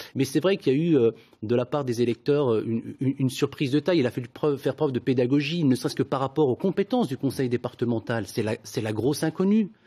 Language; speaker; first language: French; native; French